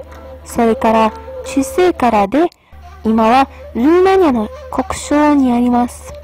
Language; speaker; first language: Japanese; non-native, learner; Romanian